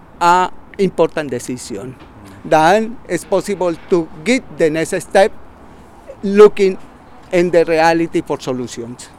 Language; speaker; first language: English; non-native, learner; Spanish